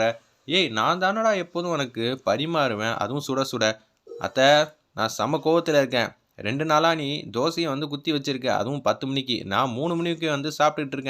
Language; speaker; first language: Tamil; native; Tamil